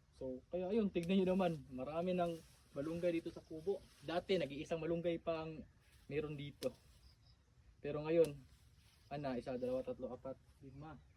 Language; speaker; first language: Filipino; native; Filipino